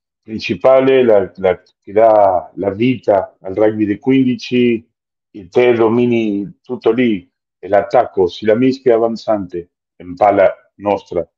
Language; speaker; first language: Italian; non-native, fluent; Spanish